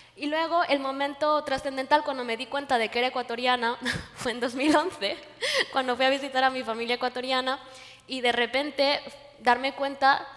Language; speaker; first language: Spanish; native; Spanish